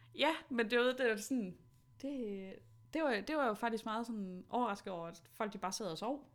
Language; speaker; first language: Danish; native; Danish